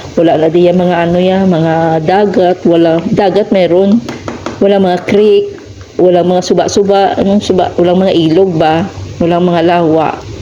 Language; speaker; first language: Filipino; non-native, local second language; Hiligaynon